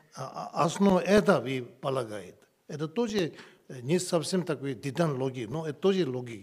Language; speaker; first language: Russian; non-native, learner; Tibetan